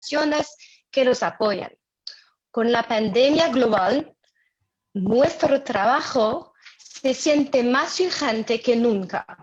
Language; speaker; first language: Spanish; non-native, fluent; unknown